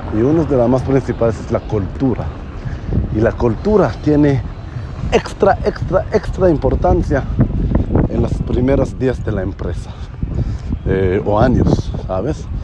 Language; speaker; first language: Spanish; non-native, fluent; Hebrew